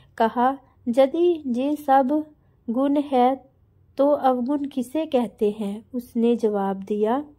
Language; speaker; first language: Hindi; non-native, local second language; Punjabi